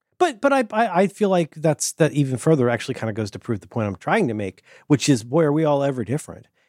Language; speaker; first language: English; native; English